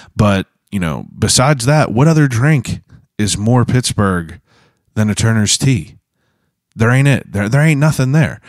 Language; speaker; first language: English; native; English